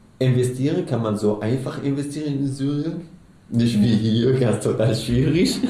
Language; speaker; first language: German; non-native, learner; Arabic